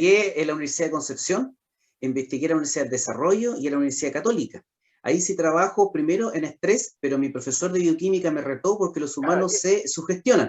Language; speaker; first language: Spanish; native; Spanish